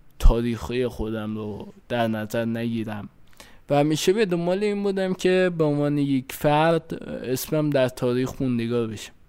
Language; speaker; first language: Persian; native; Persian